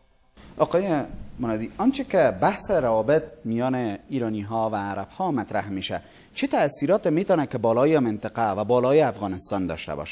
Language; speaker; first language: Persian; native; Persian